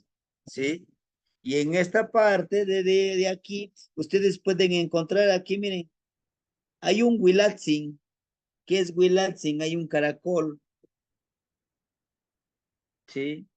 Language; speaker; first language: Spanish; native; Spanish